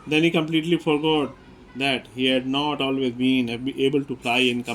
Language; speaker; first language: English; non-native, local second language; Hindi